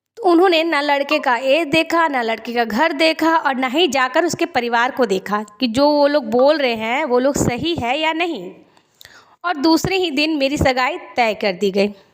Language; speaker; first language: Hindi; native; Hindi